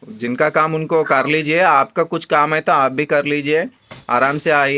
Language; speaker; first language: Hindi; non-native, local second language; Telugu